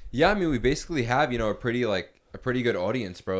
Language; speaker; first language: English; native; English